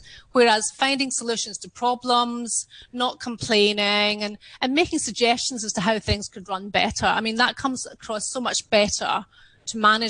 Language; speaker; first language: English; native; English